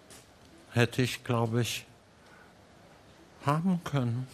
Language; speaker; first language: German; early bilingual, heritage; German